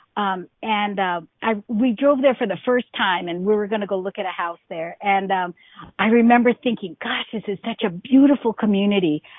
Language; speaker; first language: English; native; English